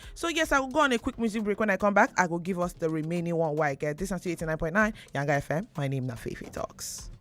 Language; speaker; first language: Nigerian Pidgin; native; Nigerian Pidgin